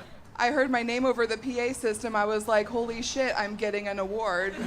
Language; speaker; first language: English; native; English